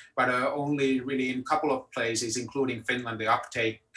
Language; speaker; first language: English; non-native, fluent; Finnish